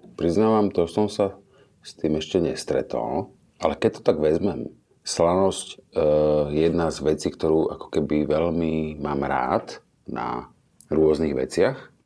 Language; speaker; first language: Slovak; native; Slovak